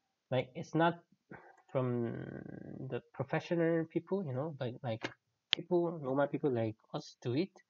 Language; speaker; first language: English; non-native, fluent; Korean